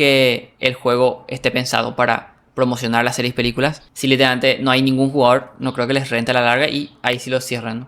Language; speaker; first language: Spanish; native; Spanish